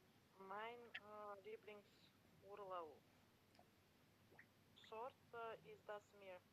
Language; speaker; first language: German; non-native, learner; Macedonian